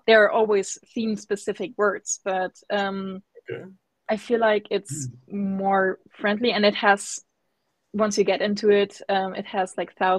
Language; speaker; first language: English; non-native, fluent; German